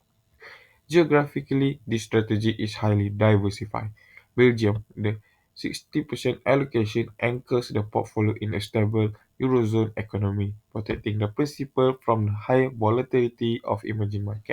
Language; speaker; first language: English; non-native, local second language; Malay